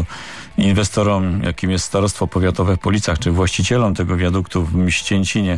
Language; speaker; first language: Polish; native; Polish